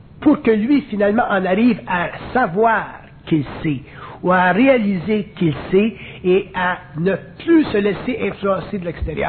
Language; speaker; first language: French; native; French